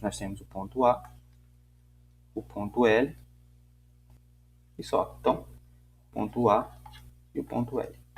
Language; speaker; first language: Portuguese; native; Portuguese